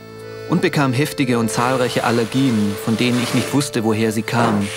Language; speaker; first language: German; native; German